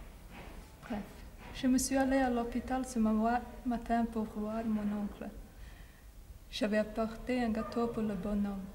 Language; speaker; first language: French; non-native, learner; Finnish